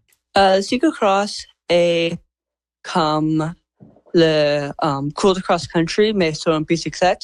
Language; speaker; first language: French; non-native, local second language; English